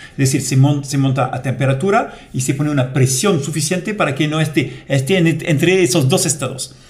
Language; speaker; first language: Spanish; non-native, fluent; French